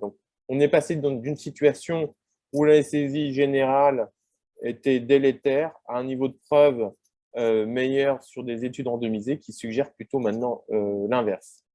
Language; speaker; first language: French; native; French